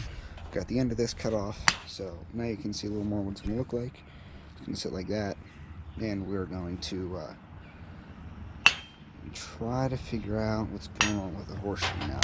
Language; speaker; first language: English; native; English